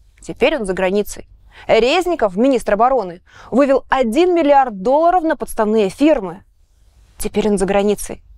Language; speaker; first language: Russian; native; Russian